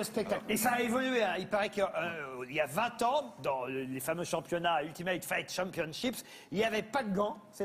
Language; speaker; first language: French; native; French